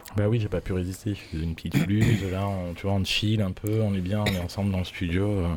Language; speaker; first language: French; native; French